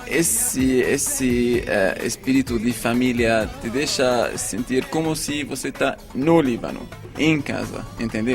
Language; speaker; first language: Portuguese; non-native, fluent; Arabic